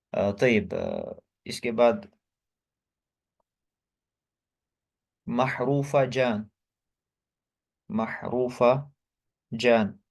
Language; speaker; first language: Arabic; non-native, fluent; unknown